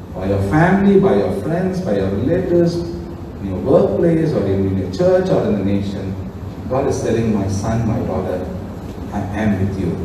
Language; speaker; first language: English; non-native, local second language; Tamil